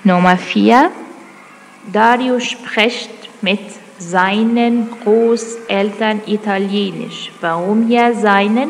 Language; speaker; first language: German; non-native, fluent; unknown